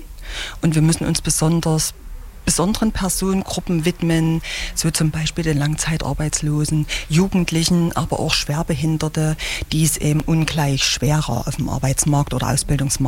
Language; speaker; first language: German; native; German